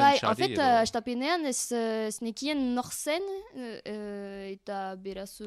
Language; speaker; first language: Basque; non-native, learner; French